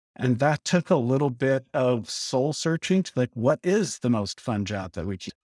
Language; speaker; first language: English; native; English